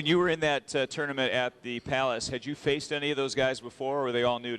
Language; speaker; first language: English; native; English